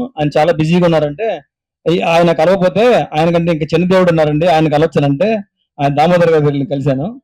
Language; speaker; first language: Telugu; native; Telugu